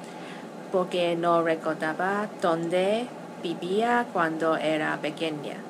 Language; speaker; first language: Spanish; non-native, learner; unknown